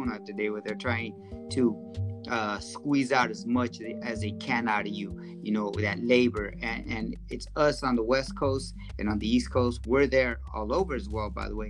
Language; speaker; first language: English; early bilingual, other home language; Spanish